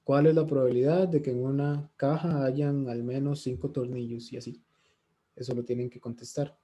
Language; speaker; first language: Spanish; native; Spanish